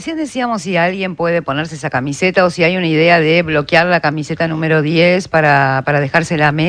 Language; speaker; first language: Spanish; native; Spanish